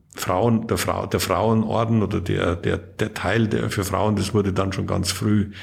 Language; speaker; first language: German; native; German